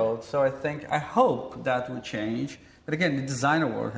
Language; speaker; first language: English; non-native, fluent; Portuguese